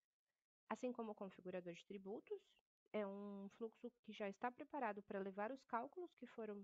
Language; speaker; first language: Portuguese; native; Portuguese